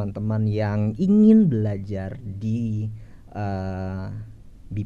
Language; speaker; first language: Indonesian; native; Indonesian